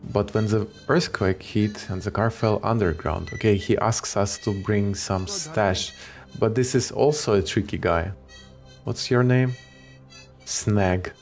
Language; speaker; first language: English; non-native, fluent; Ukrainian